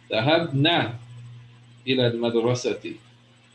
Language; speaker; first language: Arabic; non-native, fluent; English